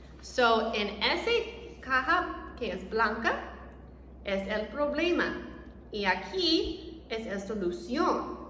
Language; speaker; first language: Spanish; non-native, fluent; English